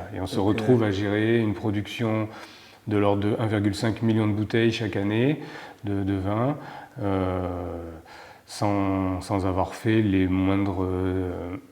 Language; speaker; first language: French; native; French